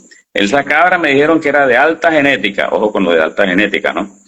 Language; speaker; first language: Spanish; native; Spanish